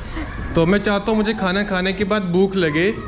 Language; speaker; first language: Hindi; native; Hindi